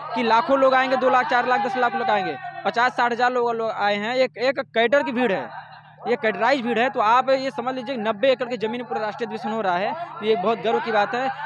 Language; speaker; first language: Hindi; native; Hindi